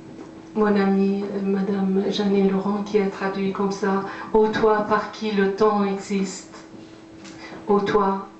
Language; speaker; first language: French; non-native, fluent; Persian